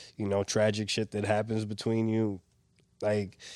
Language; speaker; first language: English; native; English